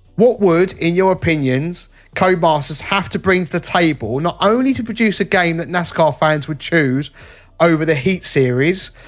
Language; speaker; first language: English; native; English